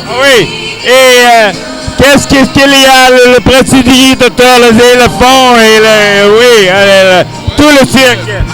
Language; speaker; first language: French; non-native, learner; Dutch